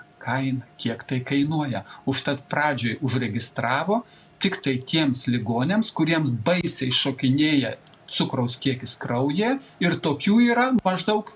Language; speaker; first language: Lithuanian; native; Lithuanian